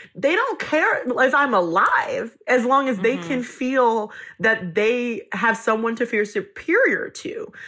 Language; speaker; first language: English; native; English